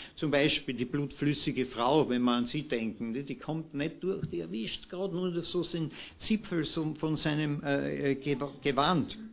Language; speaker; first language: German; native; German